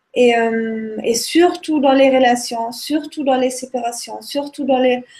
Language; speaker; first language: French; non-native, fluent; German